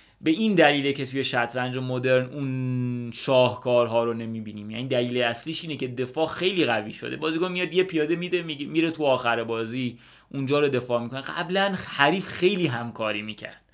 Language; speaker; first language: Persian; native; Persian